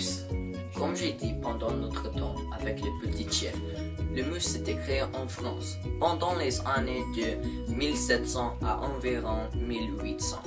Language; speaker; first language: French; non-native, learner; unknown